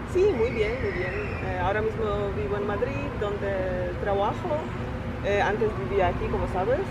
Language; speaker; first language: Spanish; non-native, fluent; Polish